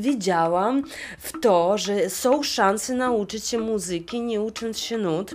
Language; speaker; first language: Polish; non-native, fluent; Russian